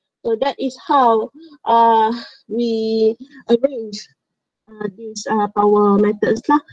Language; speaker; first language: English; non-native, local second language; Malay